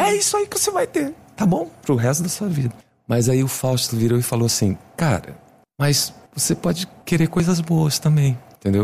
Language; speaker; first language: Portuguese; native; Portuguese